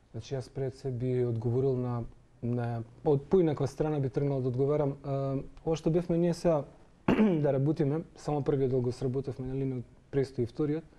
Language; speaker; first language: Macedonian; non-native, local second language; Serbian